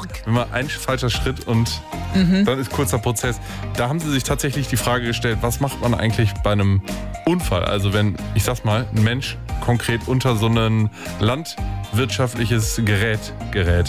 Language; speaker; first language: German; native; German